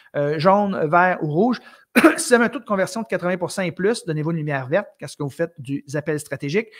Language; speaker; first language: French; native; French